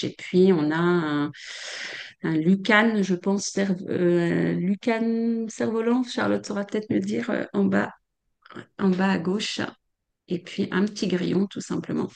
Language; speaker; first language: French; native; French